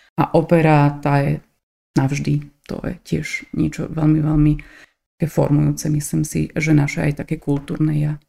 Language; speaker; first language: Slovak; native; Slovak